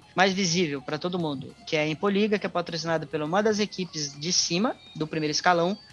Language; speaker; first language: Portuguese; native; Portuguese